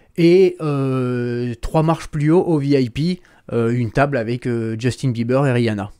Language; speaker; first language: French; native; French